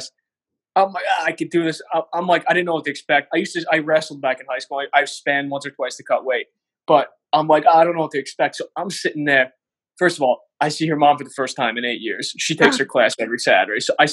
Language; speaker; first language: English; native; English